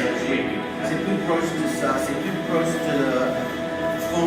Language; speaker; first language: French; non-native, learner; English